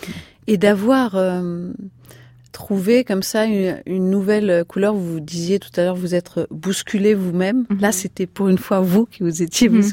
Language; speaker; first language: French; native; French